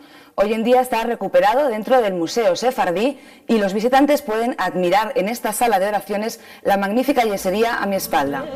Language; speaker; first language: Spanish; native; Spanish